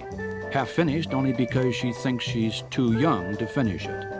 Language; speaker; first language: English; native; English